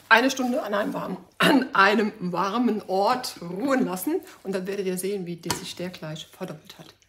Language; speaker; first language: German; native; German